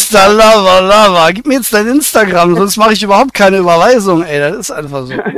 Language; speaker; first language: German; native; German